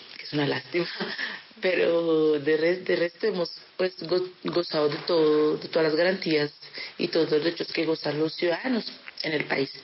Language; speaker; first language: Spanish; early bilingual, other home language; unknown